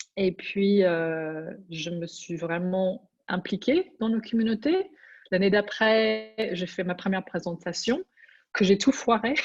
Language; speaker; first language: French; non-native, fluent; English